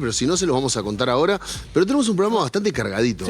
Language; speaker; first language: Spanish; native; Spanish